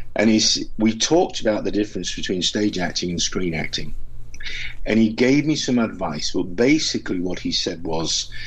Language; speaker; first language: English; native; English